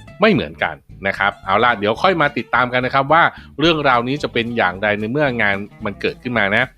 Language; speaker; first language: Thai; native; Thai